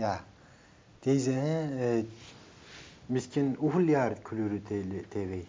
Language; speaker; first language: Dutch; non-native, learner; Turkish